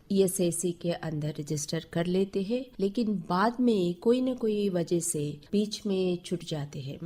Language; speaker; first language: Hindi; non-native, local second language; Telugu